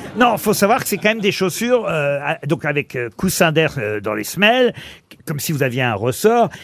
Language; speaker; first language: French; native; French